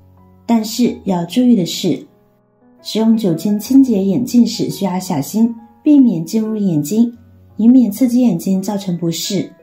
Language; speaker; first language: Chinese; native; Chinese